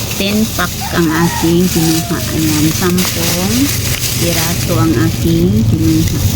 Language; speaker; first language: Filipino; non-native, local second language; Cebuano